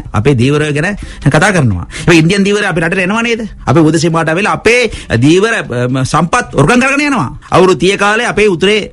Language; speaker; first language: Sinhala; non-native, local second language; Tamil